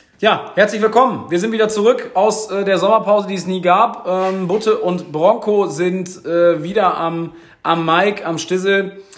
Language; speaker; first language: German; native; German